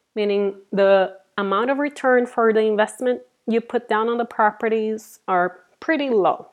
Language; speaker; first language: English; non-native, fluent; Portuguese